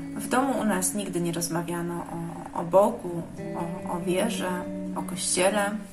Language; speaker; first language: Polish; early bilingual, heritage; Polish